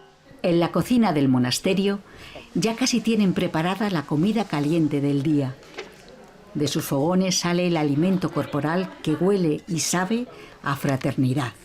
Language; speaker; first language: Spanish; native; Spanish